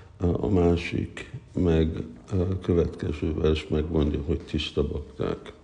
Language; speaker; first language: Hungarian; early bilingual, heritage; Hungarian